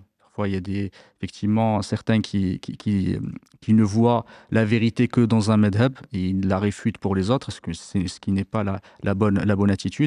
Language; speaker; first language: French; native; French